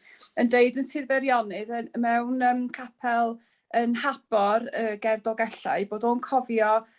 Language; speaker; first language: Welsh; native; Welsh